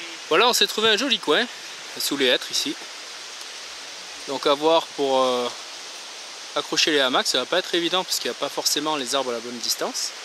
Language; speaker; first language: French; native; French